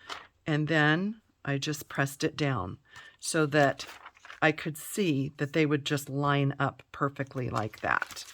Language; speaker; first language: English; native; English